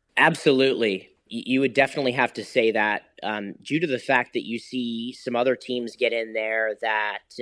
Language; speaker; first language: English; native; English